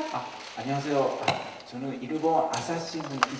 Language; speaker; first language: Korean; non-native, fluent; Japanese